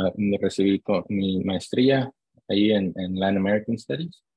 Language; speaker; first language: Spanish; early bilingual, heritage; Spanish